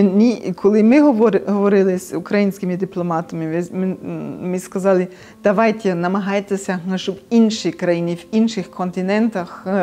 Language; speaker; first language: Ukrainian; non-native, fluent; German